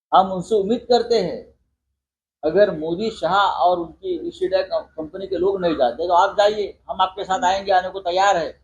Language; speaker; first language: Hindi; non-native, local second language; Marathi